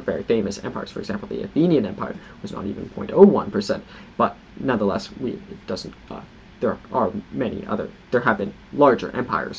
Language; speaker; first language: English; native; English